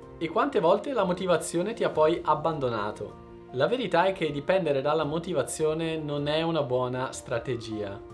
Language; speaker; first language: Italian; native; Italian